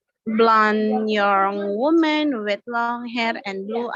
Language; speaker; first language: English; non-native, learner; Indonesian